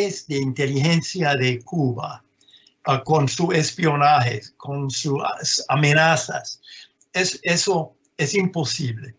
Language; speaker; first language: Spanish; non-native, fluent; English